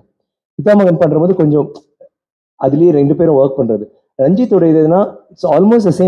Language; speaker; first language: Tamil; native; Tamil